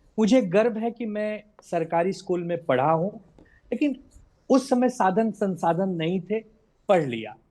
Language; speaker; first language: Hindi; native; Hindi